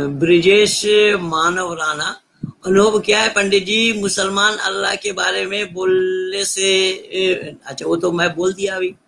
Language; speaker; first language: Hindi; native; Hindi